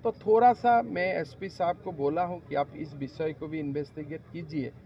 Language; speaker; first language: Hindi; non-native, local second language; Assamese